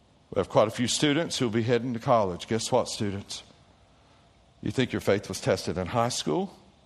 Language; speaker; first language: English; native; English